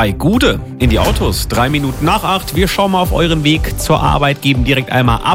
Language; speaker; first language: German; native; German